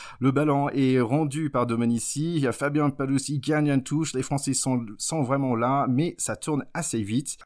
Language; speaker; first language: French; non-native, fluent; English